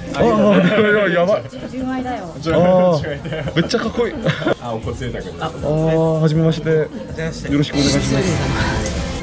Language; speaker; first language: Japanese; non-native, learner; Korean